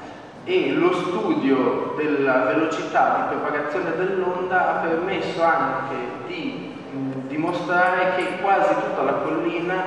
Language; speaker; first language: Italian; native; Italian